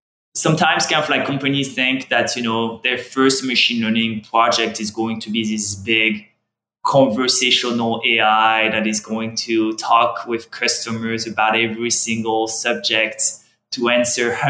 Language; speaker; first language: English; non-native, fluent; French